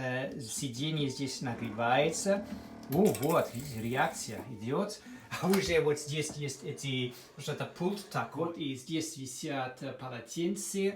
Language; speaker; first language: Russian; non-native, fluent; English